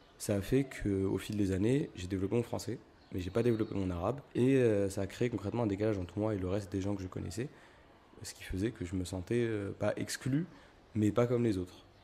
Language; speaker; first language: French; native; French